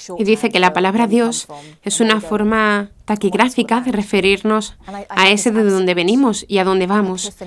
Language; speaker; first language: Spanish; non-native, fluent; English